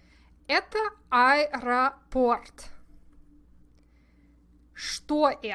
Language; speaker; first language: Russian; non-native, fluent; English